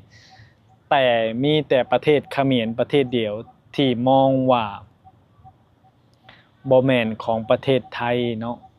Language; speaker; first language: Thai; non-native, local second language; Lao